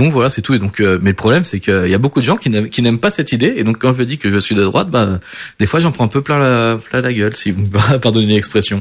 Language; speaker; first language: French; early bilingual, other home language; Portuguese